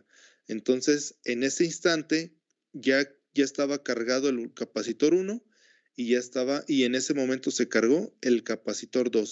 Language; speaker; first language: Spanish; native; Spanish